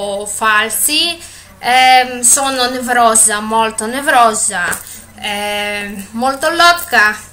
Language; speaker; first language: Italian; non-native, learner; Greek